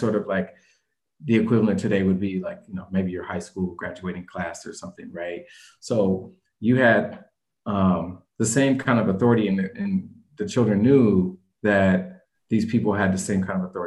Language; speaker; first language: English; native; English